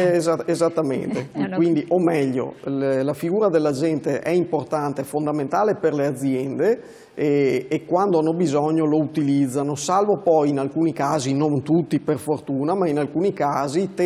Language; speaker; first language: Italian; native; Italian